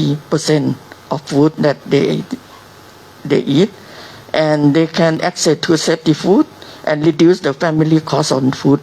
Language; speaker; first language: English; non-native, learner; Thai